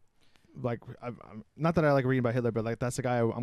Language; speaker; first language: English; native; English